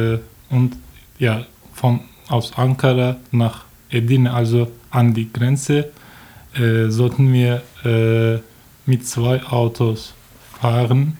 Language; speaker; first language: German; non-native, learner; Turkish